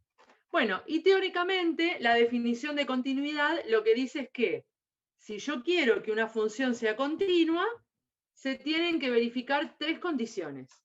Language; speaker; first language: Spanish; native; Spanish